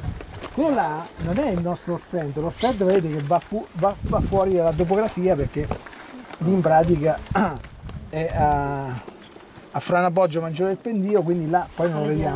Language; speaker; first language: Italian; native; Italian